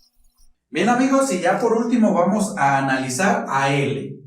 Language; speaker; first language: Spanish; native; Spanish